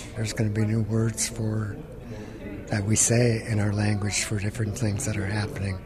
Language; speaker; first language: English; early bilingual, other home language; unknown